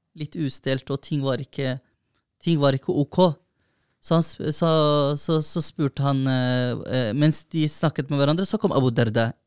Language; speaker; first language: Norwegian; early bilingual, other home language; Somali